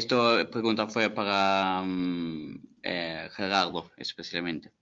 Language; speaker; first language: Spanish; non-native, fluent; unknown